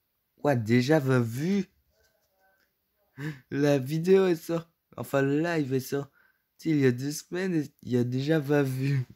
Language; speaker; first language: French; native; French